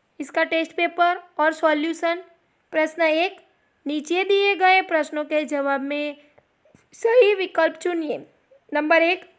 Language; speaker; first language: Hindi; non-native, local second language; Gujarati